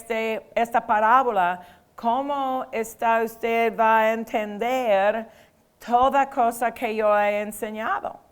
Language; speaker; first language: Spanish; non-native, fluent; English